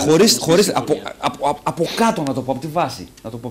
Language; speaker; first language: Greek; native; Greek